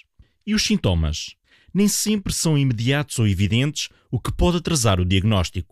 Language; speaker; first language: Portuguese; native; Portuguese